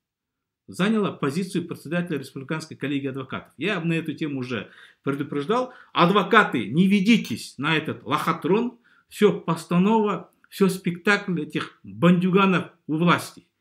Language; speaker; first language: Russian; native; Russian